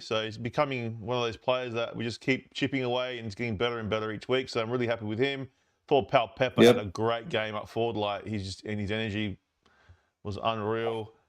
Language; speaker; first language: English; native; English